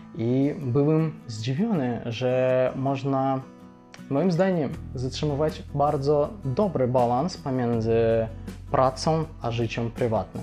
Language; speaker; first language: Polish; non-native, fluent; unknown